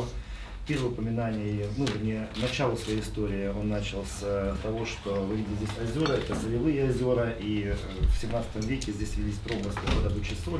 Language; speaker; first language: Russian; native; Russian